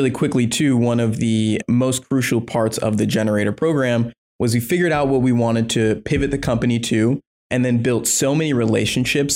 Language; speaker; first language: English; native; English